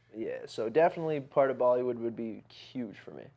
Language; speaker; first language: English; early bilingual, other home language; Hindi